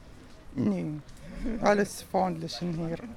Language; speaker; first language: German; non-native, learner; Arabic